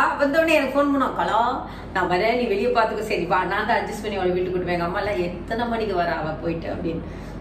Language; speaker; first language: Tamil; native; Tamil